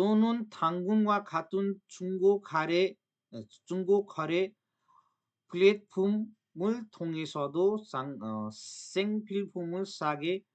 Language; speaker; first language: Korean; non-native, fluent; Nepali